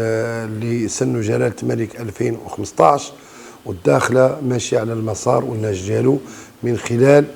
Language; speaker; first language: Arabic; native; Arabic